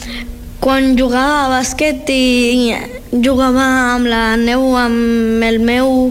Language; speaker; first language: Catalan; non-native, learner; Georgian